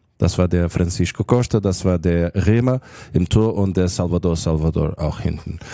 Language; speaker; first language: German; non-native, fluent; Portuguese